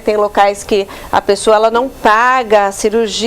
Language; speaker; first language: Portuguese; native; Portuguese